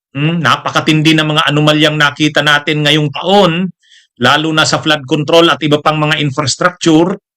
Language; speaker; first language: Filipino; non-native, local second language; Bikol